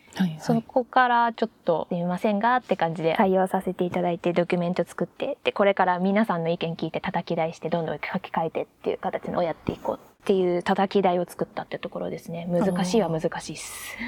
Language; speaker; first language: Japanese; native; Japanese